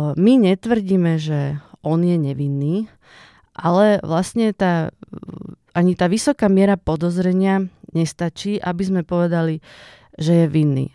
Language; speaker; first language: Slovak; native; Slovak